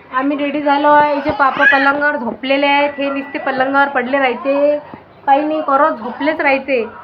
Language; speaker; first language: Marathi; native; Marathi